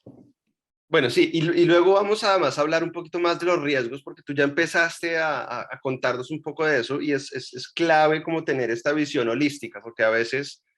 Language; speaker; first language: Spanish; native; Spanish